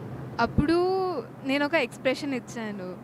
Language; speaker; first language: Telugu; non-native, fluent; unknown